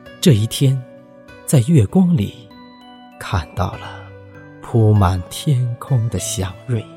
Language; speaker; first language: Chinese; native; Chinese